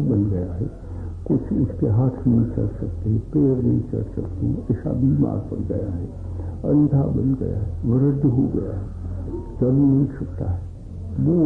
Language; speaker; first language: Hindi; non-native, local second language; Gujarati